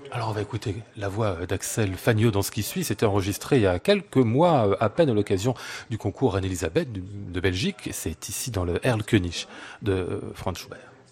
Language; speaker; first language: French; native; French